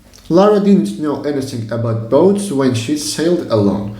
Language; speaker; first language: English; non-native, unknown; Azerbaijani